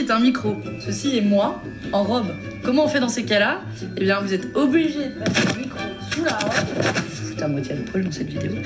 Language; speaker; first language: French; native; French